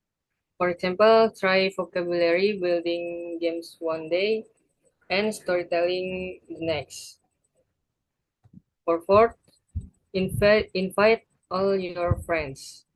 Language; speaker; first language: English; non-native, learner; Indonesian